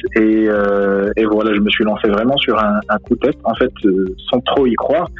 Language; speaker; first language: French; non-native, local second language; Arabic